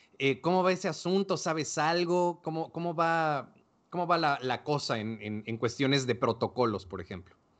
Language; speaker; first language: Spanish; native; Spanish